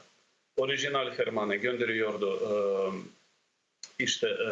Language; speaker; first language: Turkish; non-native, fluent; Ukrainian